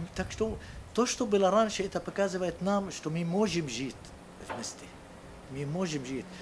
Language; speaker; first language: Russian; non-native, fluent; Arabic